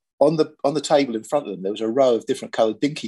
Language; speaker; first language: English; native; English